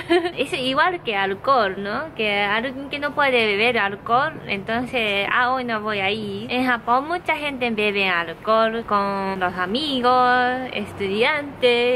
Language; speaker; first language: Spanish; non-native, learner; Japanese